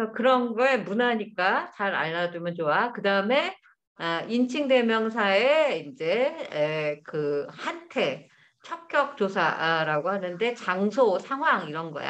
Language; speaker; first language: Korean; native; Korean